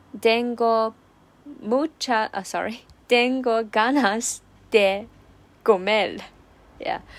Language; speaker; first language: Spanish; non-native, learner; Chinese